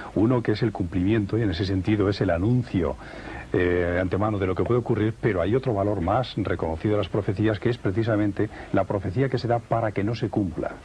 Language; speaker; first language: Spanish; native; Spanish